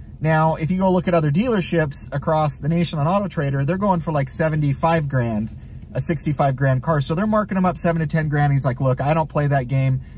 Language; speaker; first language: English; native; English